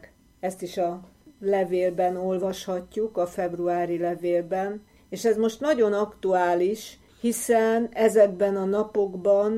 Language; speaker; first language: Hungarian; native; Hungarian